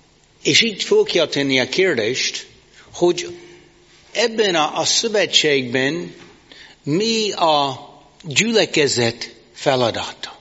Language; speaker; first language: Hungarian; non-native, fluent; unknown